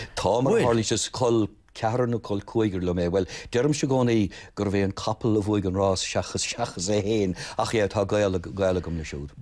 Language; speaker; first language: Irish; non-native, local second language; English